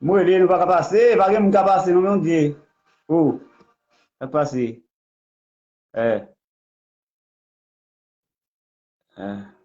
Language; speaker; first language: Portuguese; non-native, learner; Haitian Creole